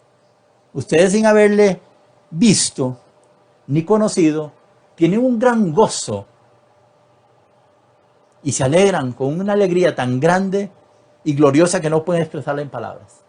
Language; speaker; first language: Spanish; native; Spanish